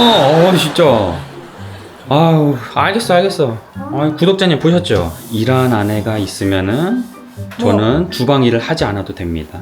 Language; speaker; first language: Korean; native; Korean